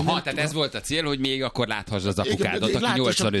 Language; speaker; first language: Hungarian; native; Hungarian